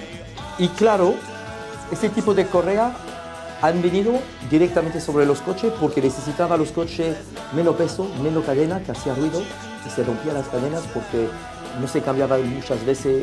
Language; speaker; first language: Spanish; non-native, fluent; French